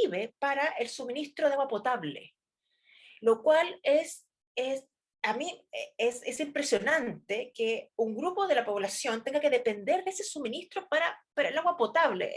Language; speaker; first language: Spanish; native; Spanish